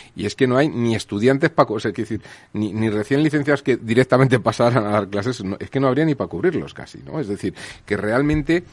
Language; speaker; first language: Spanish; native; Spanish